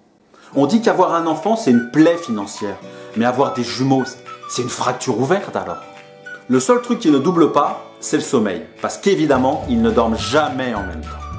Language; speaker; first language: French; native; French